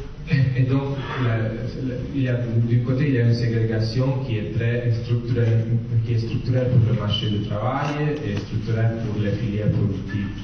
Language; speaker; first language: French; non-native, fluent; Italian